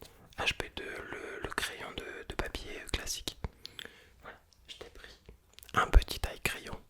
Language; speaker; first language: French; native; French